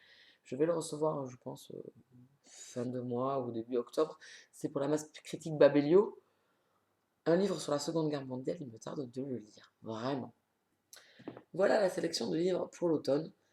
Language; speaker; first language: French; native; French